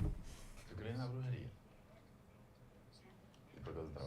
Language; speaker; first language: Spanish; non-native, learner; English